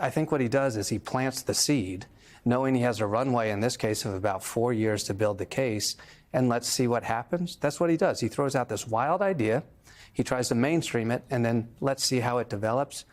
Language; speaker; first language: English; native; English